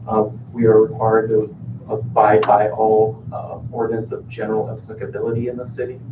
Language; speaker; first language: English; native; English